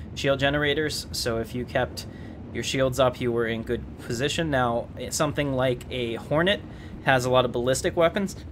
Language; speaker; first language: English; native; English